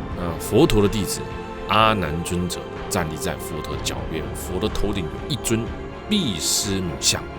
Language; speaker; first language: Chinese; native; Chinese